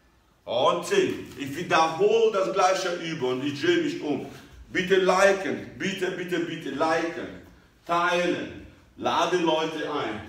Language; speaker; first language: German; non-native, learner; English